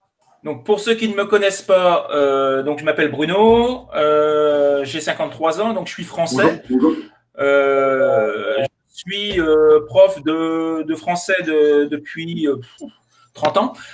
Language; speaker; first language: French; native; French